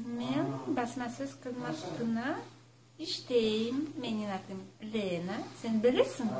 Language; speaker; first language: Kyrgyz; non-native, local second language; Russian